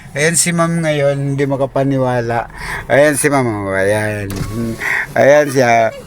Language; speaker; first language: Filipino; native; Filipino